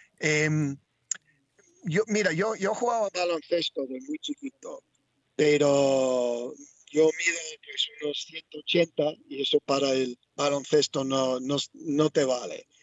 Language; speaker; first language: Spanish; non-native, fluent; English